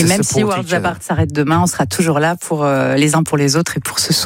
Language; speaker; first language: French; native; French